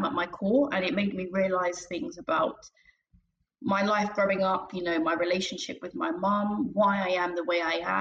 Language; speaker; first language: English; native; English